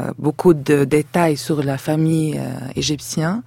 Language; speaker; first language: French; non-native, learner; Arabic